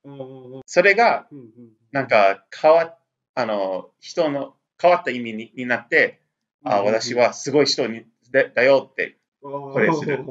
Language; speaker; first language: Japanese; non-native, learner; English